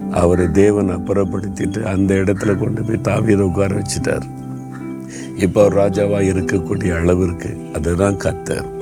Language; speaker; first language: Tamil; native; Tamil